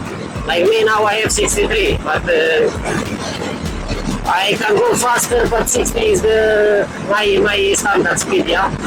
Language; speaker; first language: English; non-native, learner; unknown